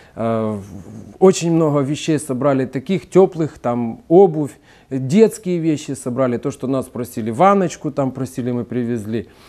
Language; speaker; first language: Russian; native; Russian